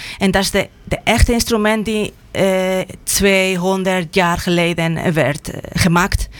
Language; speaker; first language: Dutch; non-native, fluent; Spanish